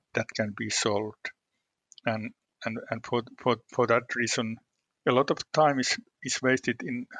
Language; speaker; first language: English; non-native, fluent; Finnish